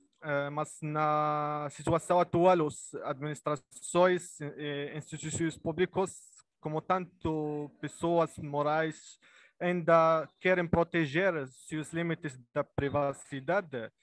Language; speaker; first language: Portuguese; non-native, learner; Arabic